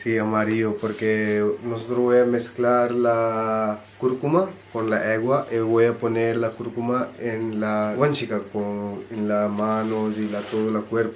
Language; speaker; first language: Spanish; non-native, learner; Hindi